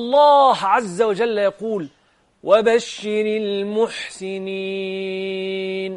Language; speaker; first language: Arabic; native; Arabic